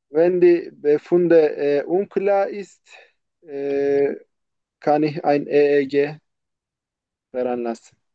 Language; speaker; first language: German; non-native, learner; Turkish